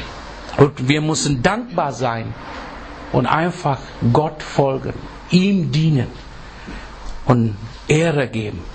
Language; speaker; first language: German; non-native, learner; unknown